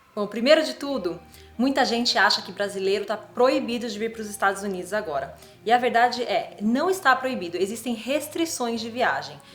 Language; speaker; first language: Portuguese; native; Portuguese